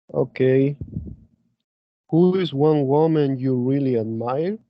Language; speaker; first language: English; non-native, learner; Spanish